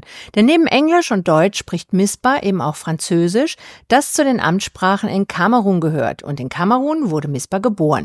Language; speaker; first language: German; native; German